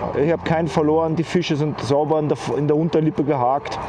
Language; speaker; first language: German; native; German